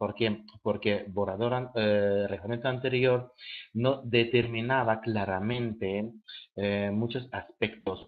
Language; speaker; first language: Spanish; native; Spanish